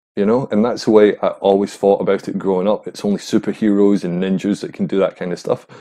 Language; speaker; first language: English; native; English